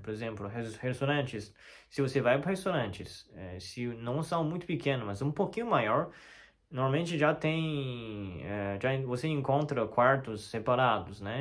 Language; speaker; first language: Portuguese; non-native, learner; Chinese